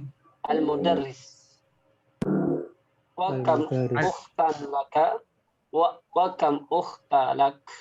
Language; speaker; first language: Arabic; non-native, fluent; Indonesian